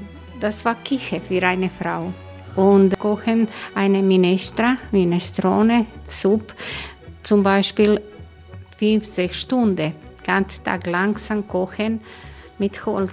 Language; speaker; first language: German; non-native, learner; Croatian